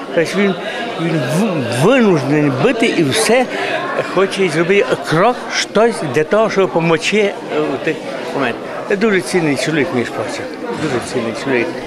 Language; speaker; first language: Ukrainian; native; Ukrainian